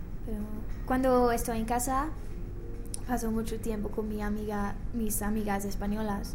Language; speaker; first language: Spanish; non-native, learner; English